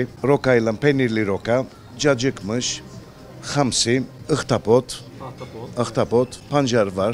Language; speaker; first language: Turkish; early bilingual, heritage; Turkish